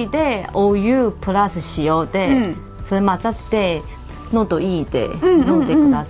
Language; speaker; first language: Japanese; non-native, fluent; Chinese